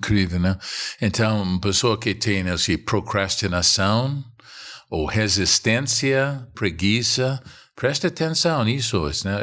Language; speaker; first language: Portuguese; non-native, fluent; English